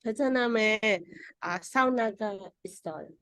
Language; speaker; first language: Korean; non-native, learner; Vietnamese